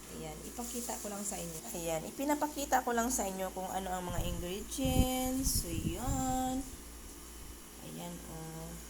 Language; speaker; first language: Filipino; non-native, local second language; Cebuano